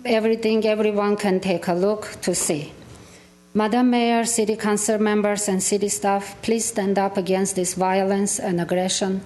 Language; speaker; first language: English; non-native, fluent; Armenian